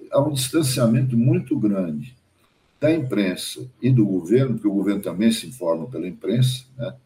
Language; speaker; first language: Portuguese; early bilingual, other home language; German